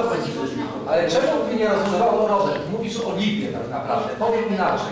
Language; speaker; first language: Polish; native; Polish